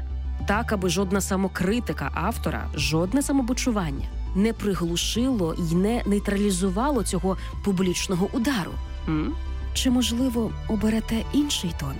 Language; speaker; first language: Ukrainian; native; Ukrainian